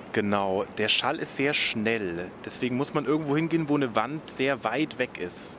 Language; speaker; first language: German; native; German